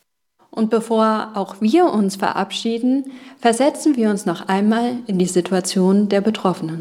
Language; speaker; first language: German; native; German